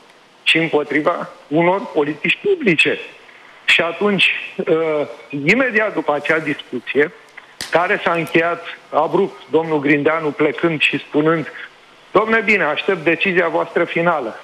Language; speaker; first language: Romanian; native; Romanian